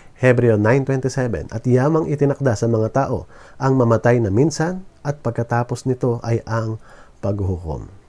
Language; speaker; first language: Filipino; native; Filipino